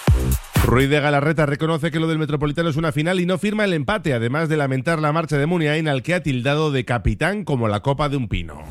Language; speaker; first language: Spanish; native; Spanish